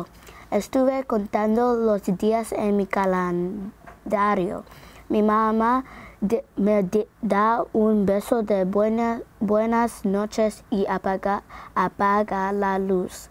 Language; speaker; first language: Spanish; non-native, learner; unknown